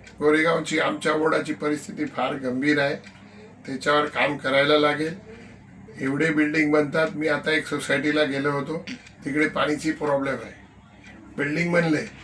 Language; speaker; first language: Marathi; non-native, local second language; Gujarati